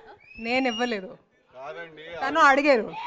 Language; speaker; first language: Telugu; non-native, local second language; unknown